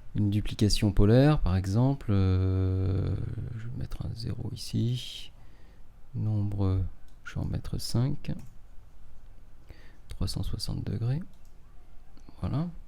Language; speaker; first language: French; native; French